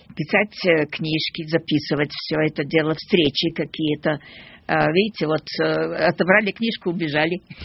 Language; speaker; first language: Russian; early bilingual, heritage; Russian